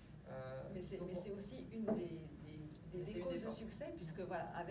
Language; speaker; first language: French; native; French